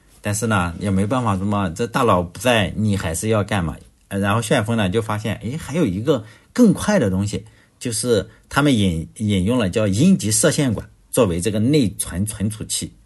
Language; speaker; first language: Chinese; native; Chinese